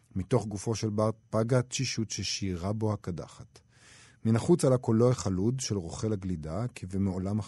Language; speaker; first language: Hebrew; native; Hebrew